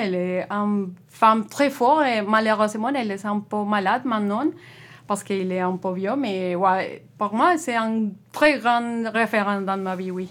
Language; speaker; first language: French; non-native, learner; Spanish